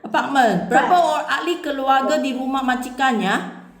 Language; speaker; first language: Indonesian; non-native, learner; Filipino